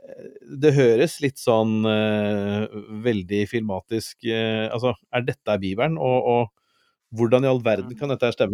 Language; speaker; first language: Norwegian; native; Norwegian